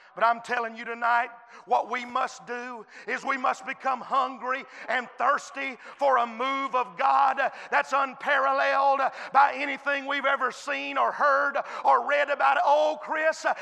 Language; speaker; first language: English; native; English